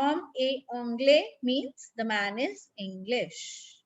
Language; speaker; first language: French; non-native, fluent; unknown